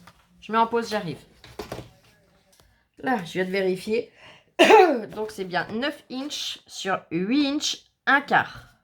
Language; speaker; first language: French; native; French